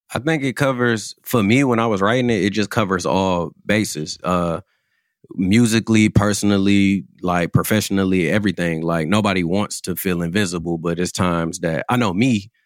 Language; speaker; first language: English; native; English